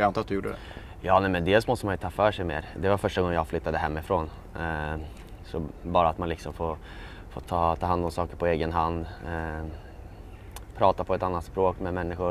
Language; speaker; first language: Swedish; native; Swedish